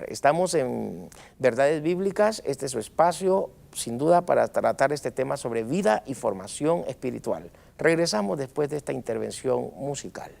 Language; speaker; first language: Spanish; native; Spanish